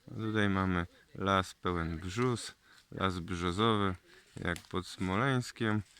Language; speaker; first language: Polish; native; Polish